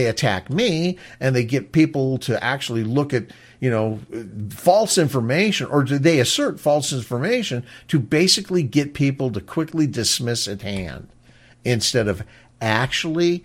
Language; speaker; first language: English; native; English